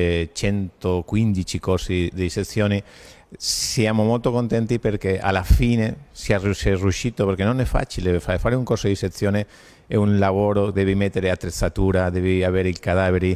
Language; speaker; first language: Italian; non-native, fluent; Spanish